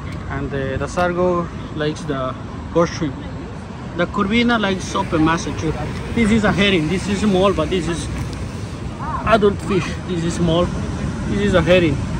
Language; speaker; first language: English; non-native, learner; Spanish